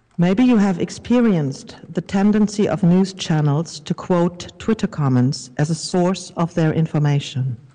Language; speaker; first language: English; non-native, fluent; German